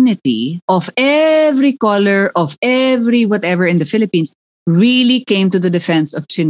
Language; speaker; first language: English; native; English